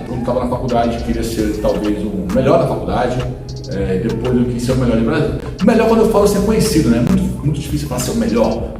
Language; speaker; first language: Portuguese; native; Portuguese